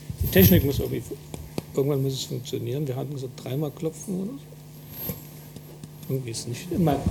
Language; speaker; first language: German; non-native, fluent; English